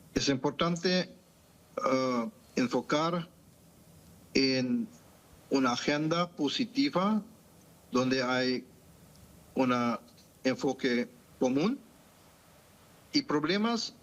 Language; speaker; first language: Spanish; non-native, fluent; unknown